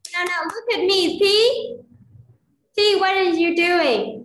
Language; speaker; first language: English; non-native, fluent; Vietnamese